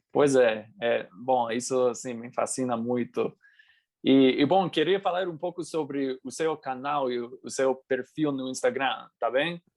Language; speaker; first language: Portuguese; non-native, fluent; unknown